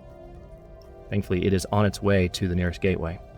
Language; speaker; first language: English; native; English